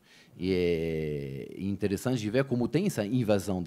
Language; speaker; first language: Portuguese; native; Portuguese